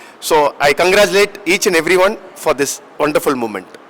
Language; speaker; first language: English; non-native, local second language; Telugu